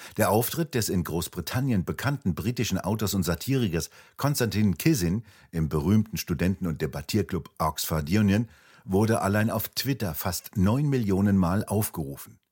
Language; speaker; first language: German; native; German